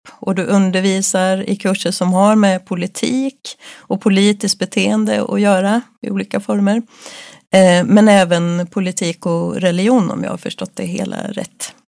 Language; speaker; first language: Swedish; native; Swedish